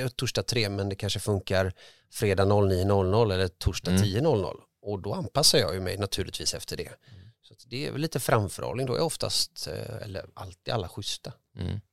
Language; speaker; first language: Swedish; early bilingual, other home language; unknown